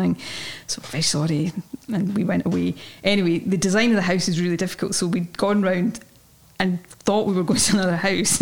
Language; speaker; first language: English; native; English